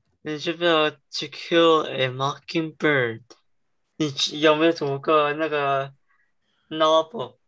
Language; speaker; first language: Chinese; early bilingual, heritage; Chinese